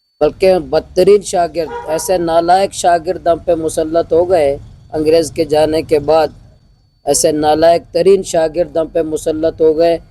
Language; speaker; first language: Urdu; non-native, local second language; Baluchi